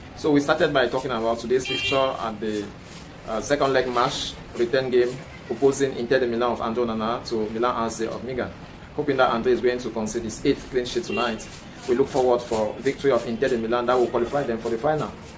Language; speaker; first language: English; non-native, local second language; French